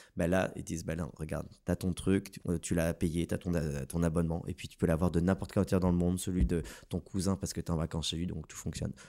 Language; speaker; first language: French; native; French